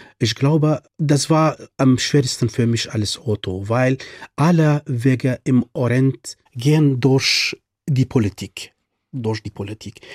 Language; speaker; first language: German; non-native, fluent; Central Kurdish